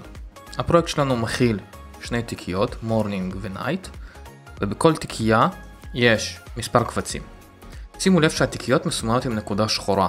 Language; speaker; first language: Hebrew; native; Hebrew